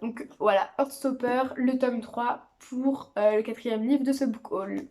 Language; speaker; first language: French; native; French